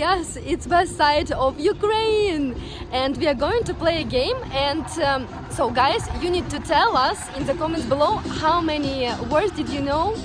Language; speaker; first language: English; non-native, fluent; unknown